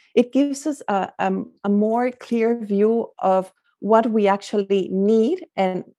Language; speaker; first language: English; non-native, fluent; Spanish